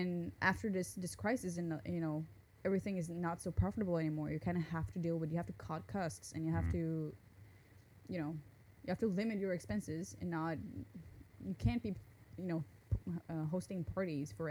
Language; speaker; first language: English; non-native, fluent; Norwegian